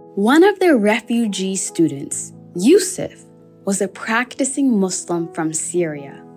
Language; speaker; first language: English; native; English